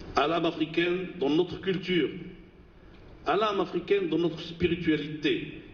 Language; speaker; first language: French; non-native, local second language; Arabic